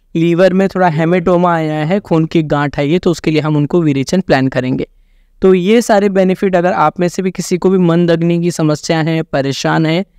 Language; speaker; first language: Hindi; native; Hindi